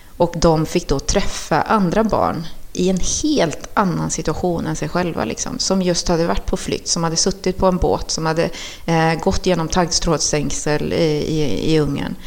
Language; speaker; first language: Swedish; early bilingual, other home language; Spanish